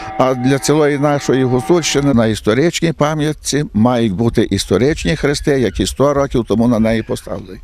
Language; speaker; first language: Ukrainian; native; Ukrainian